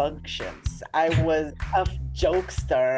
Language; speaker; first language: English; non-native, fluent; Portuguese